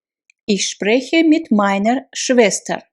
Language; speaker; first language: German; non-native, fluent; Russian